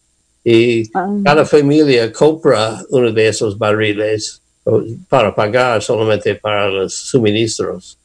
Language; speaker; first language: Spanish; non-native, learner; English